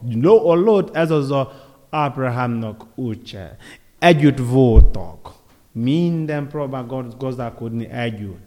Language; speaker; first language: Hungarian; non-native, learner; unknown